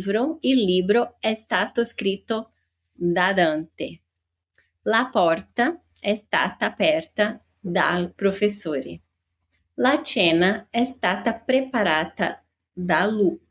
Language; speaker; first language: Italian; non-native, fluent; Portuguese